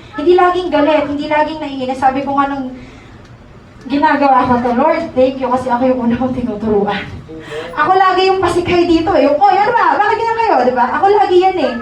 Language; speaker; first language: Filipino; native; Filipino